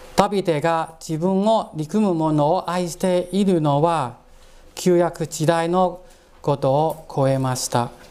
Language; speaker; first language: Japanese; non-native, fluent; Cantonese